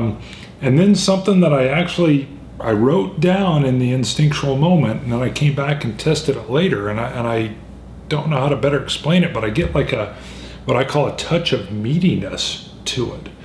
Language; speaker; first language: English; native; English